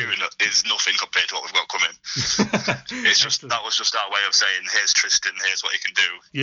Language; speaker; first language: English; native; English